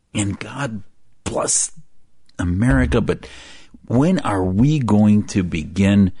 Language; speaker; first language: English; early bilingual, other home language; Arabic